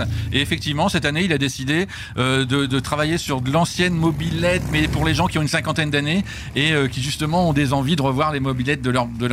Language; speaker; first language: French; native; French